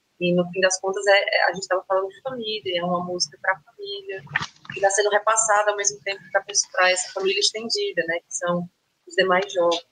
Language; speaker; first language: Portuguese; native; Portuguese